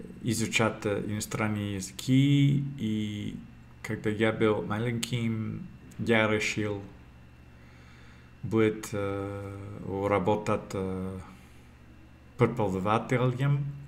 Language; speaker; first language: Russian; non-native, learner; English